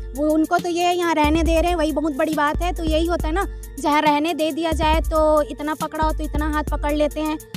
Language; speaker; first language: Hindi; native; Hindi